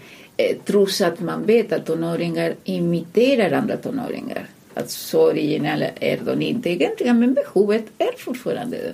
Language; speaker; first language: Swedish; non-native, fluent; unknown